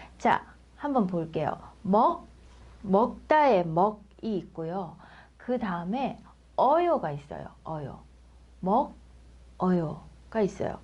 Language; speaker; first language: Korean; native; Korean